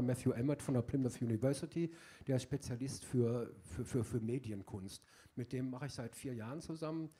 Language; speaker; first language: German; native; German